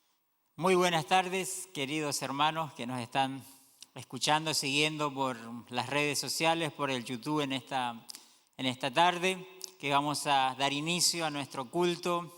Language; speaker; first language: Spanish; native; Spanish